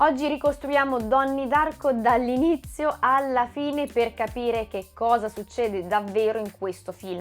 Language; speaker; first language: Italian; native; Italian